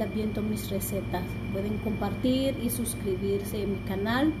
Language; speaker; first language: Spanish; non-native, local second language; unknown